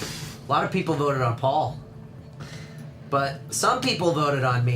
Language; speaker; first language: English; native; English